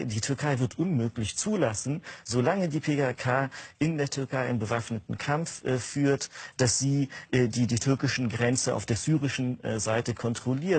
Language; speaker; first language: German; non-native, fluent; Kurdish